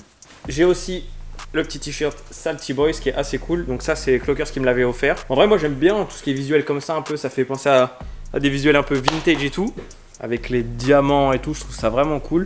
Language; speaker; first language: French; native; French